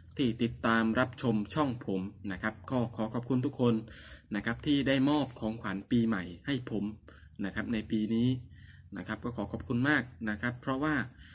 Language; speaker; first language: Thai; non-native, local second language; Northern Khmer